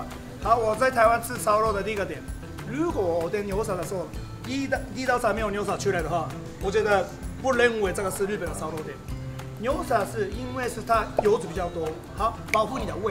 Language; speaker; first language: Chinese; non-native, fluent; Japanese